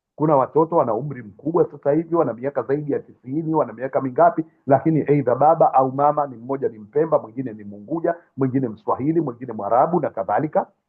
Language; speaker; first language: Swahili; native; Swahili